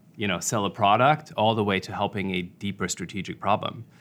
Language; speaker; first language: English; non-native, fluent; German